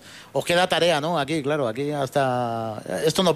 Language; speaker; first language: Spanish; native; Spanish